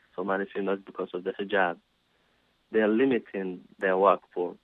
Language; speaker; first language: English; non-native, fluent; Somali